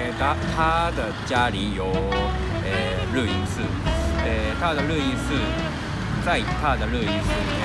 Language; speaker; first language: Chinese; non-native, learner; Japanese